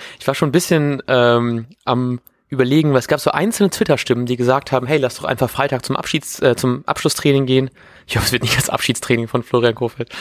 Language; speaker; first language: German; native; German